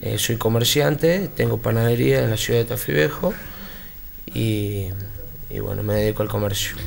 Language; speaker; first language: Spanish; native; Spanish